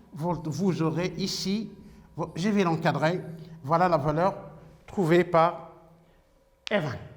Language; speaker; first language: French; non-native, local second language; Arabic